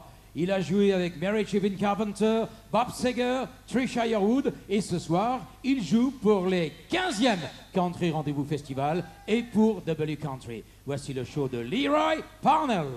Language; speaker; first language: French; native; French